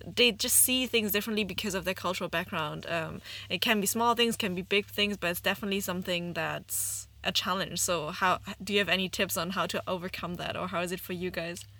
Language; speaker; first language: English; non-native, fluent; German